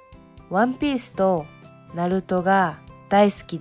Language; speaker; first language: Japanese; non-native, learner; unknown